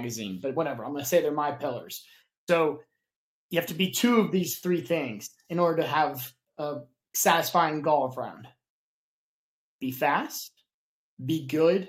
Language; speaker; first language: English; native; English